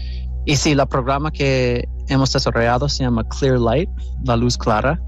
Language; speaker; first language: Spanish; non-native, fluent; English